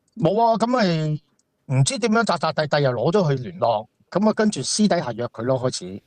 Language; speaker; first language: Cantonese; native; Cantonese